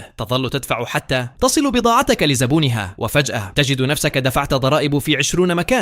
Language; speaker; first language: Arabic; native; Arabic